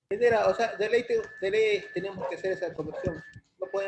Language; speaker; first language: Spanish; native; Spanish